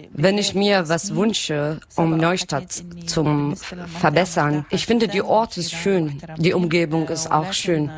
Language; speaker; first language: German; non-native, learner; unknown